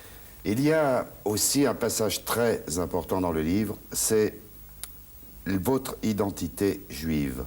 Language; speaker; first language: French; native; French